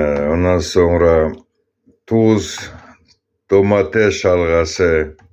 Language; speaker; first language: Turkish; non-native, learner; Russian